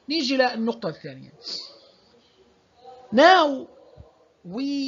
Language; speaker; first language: Arabic; native; Arabic